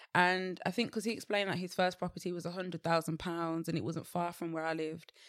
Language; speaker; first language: English; native; English